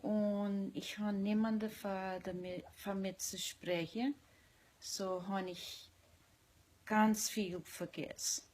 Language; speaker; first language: German; early bilingual, heritage; German